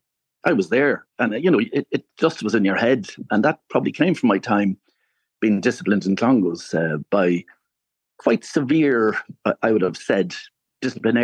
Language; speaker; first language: English; native; English